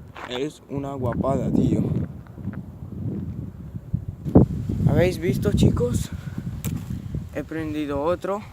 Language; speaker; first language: Spanish; non-native, local second language; Catalan